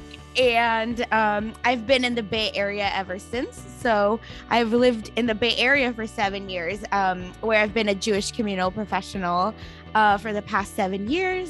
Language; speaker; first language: English; non-native, local second language; Marathi